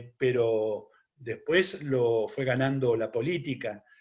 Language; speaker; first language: Spanish; native; Spanish